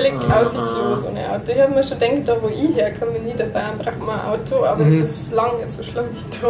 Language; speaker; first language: German; native; German